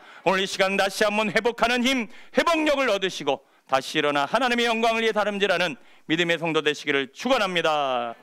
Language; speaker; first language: Korean; native; Korean